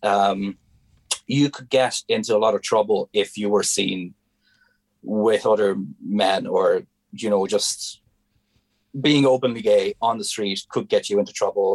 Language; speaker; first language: English; non-native, fluent; Hungarian